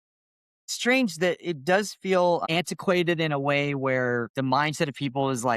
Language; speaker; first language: English; native; English